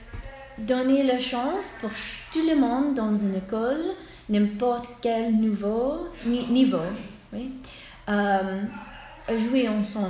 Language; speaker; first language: French; non-native, fluent; English